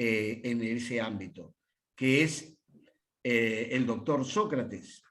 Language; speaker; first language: Spanish; native; Spanish